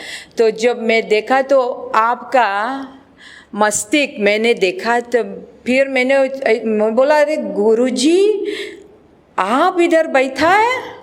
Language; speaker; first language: Hindi; non-native, local second language; Marathi